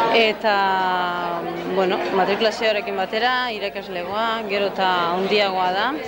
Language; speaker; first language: Basque; native; Basque